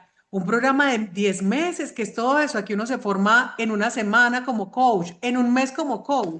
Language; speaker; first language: Spanish; native; Spanish